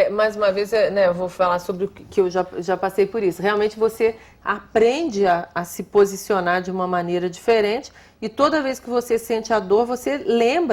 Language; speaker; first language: Portuguese; native; Portuguese